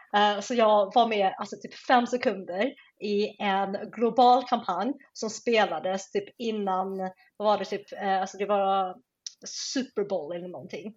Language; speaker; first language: Swedish; early bilingual, other home language; Chinese